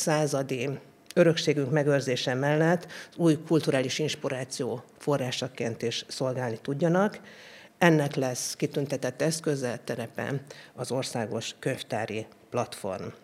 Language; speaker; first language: Hungarian; native; Hungarian